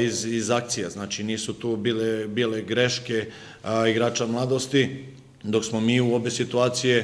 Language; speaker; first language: Serbian; native; Serbian